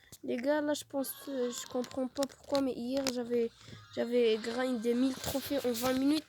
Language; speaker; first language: French; native; French